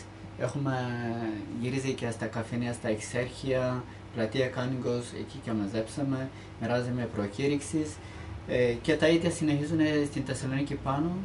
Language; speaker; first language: Greek; non-native, learner; Turkish